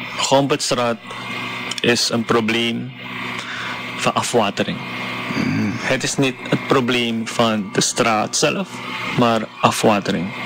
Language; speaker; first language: Dutch; non-native, fluent; Chinese